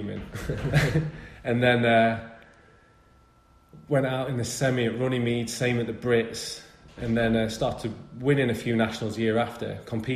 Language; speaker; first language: English; native; English